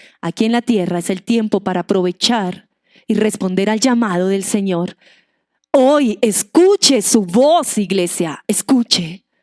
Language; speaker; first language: Spanish; non-native, local second language; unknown